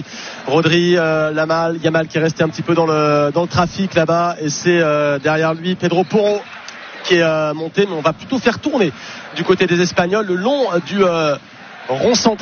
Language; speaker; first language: French; native; French